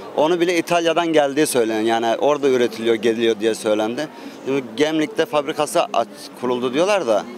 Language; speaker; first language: Turkish; native; Turkish